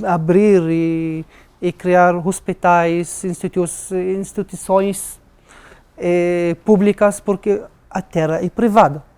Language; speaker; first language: Portuguese; non-native, learner; Arabic